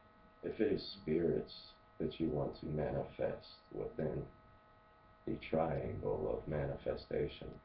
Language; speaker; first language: English; native; English